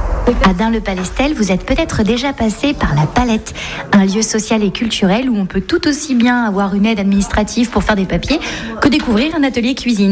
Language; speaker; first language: French; native; French